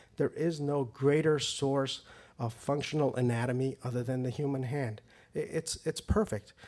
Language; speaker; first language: English; early bilingual, other home language; Persian